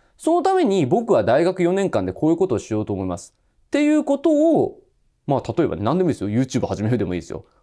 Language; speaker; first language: Japanese; native; Japanese